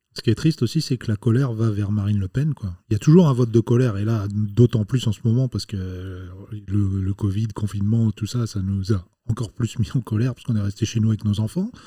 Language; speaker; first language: French; native; French